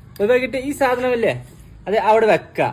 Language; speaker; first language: Malayalam; non-native, learner; Bangla